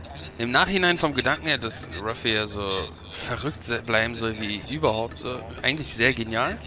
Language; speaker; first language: German; native; German